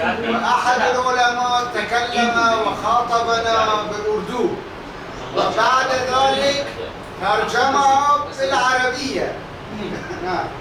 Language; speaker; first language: Arabic; non-native, fluent; Persian